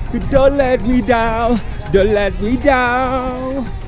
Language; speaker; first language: English; non-native, learner; Thai